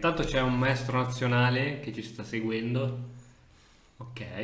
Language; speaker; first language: Italian; native; Italian